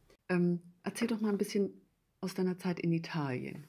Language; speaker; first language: German; native; German